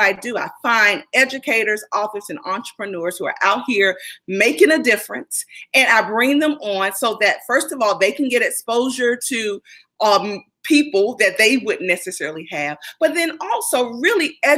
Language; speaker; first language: English; native; English